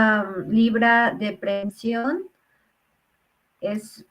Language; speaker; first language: Spanish; native; Spanish